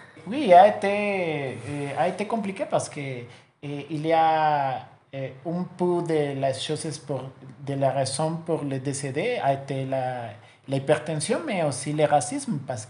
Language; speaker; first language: French; non-native, learner; Spanish